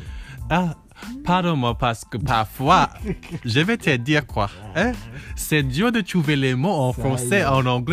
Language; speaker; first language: French; non-native, learner; English